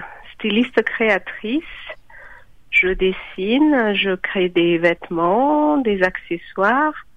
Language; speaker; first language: French; non-native, local second language; Malagasy